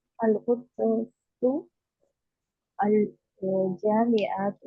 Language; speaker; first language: Arabic; non-native, learner; Urdu